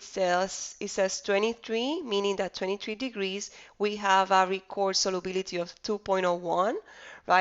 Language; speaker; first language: English; non-native, fluent; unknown